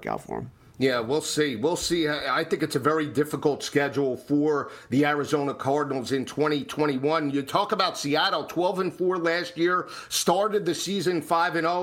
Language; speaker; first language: English; native; English